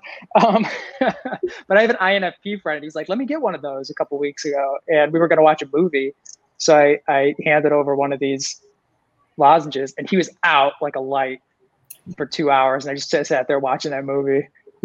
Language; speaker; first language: English; native; English